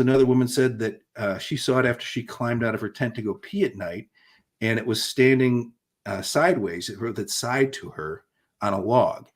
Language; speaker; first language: English; native; English